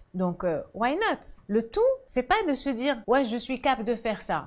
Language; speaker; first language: French; non-native, local second language; Arabic